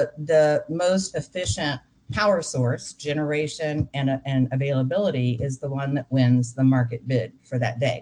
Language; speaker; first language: English; native; English